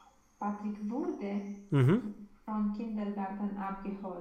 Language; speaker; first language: German; non-native, learner; Romanian